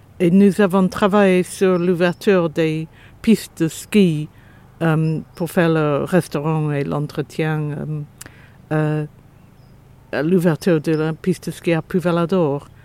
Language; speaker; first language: French; non-native, fluent; English